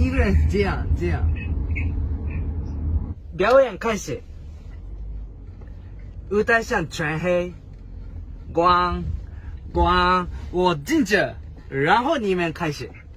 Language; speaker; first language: Chinese; non-native, learner; Japanese